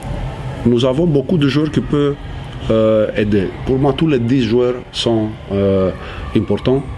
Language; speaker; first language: French; non-native, fluent; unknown